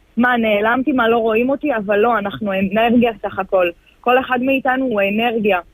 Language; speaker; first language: Hebrew; early bilingual, other home language; Arabic